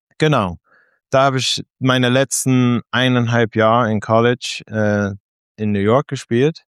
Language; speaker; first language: German; non-native, learner; English